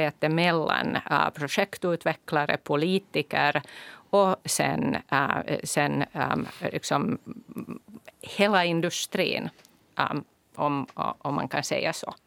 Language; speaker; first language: Swedish; non-native, local second language; Finnish